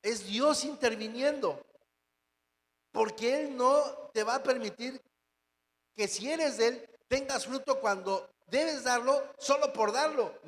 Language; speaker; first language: Spanish; native; Spanish